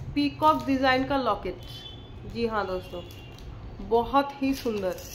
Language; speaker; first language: Hindi; non-native, local second language; Bangla